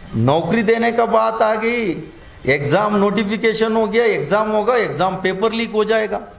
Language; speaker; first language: Hindi; non-native, local second language; Kannada